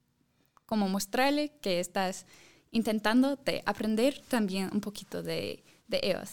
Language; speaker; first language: Spanish; non-native, fluent; English